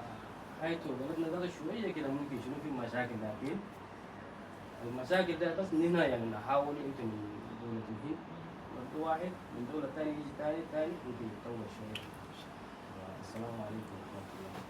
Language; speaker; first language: Arabic; native; Arabic